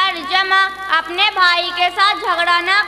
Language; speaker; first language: Urdu; native; Urdu